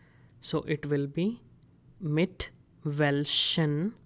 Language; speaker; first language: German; non-native, fluent; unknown